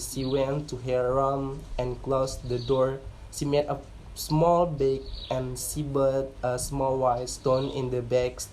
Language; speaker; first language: English; non-native, learner; Indonesian